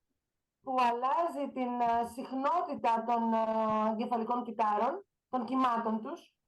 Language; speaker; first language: Greek; native; Greek